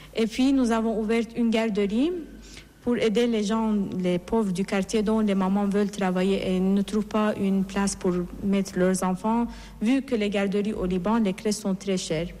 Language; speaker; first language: French; non-native, fluent; Persian